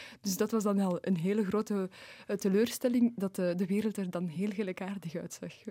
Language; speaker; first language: Dutch; early bilingual, other home language; Polish